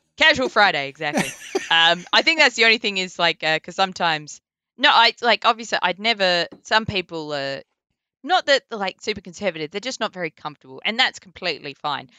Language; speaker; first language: English; native; English